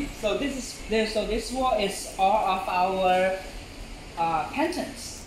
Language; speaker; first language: English; non-native, learner; Chinese